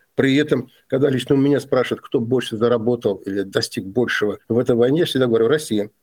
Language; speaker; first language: Russian; non-native, local second language; Azerbaijani